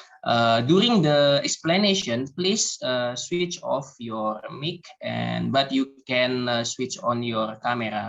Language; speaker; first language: English; non-native, learner; Indonesian